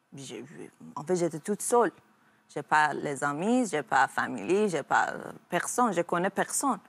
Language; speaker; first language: French; non-native, learner; Persian